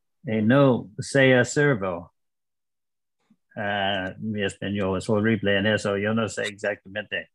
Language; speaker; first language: Spanish; non-native, learner; English